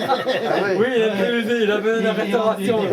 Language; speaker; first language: French; native; French